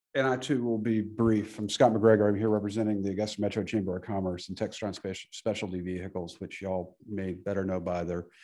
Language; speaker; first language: English; native; English